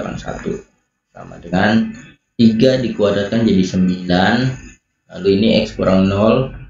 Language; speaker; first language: Indonesian; native; Indonesian